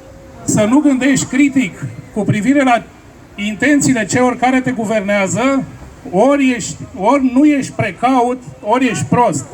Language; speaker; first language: Romanian; native; Romanian